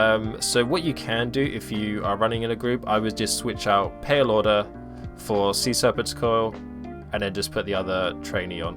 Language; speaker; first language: English; native; English